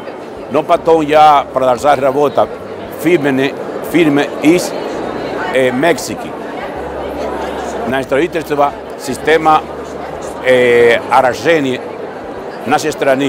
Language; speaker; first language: Russian; non-native, fluent; Spanish